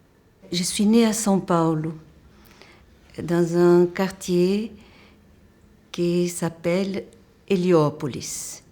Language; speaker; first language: French; non-native, fluent; Portuguese